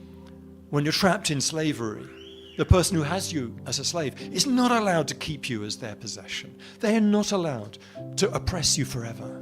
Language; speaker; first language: English; native; English